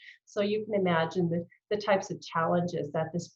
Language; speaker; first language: English; native; English